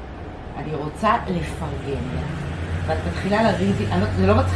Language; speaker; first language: Hebrew; native; Hebrew